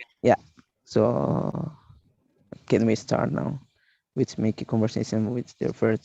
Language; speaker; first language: English; non-native, learner; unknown